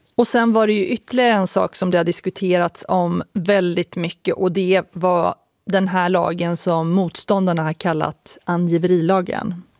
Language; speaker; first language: Swedish; native; Swedish